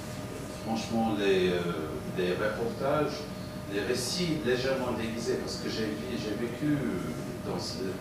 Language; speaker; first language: French; non-native, fluent; English